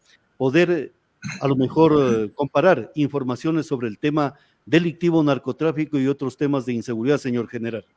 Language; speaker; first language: Spanish; native; Spanish